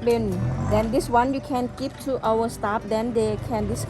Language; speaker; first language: English; non-native, learner; Thai